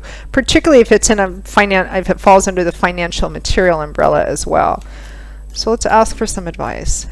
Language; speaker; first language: English; native; English